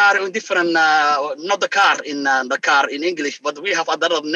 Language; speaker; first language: English; non-native, fluent; Somali